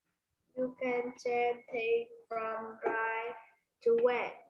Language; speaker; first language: English; non-native, learner; Vietnamese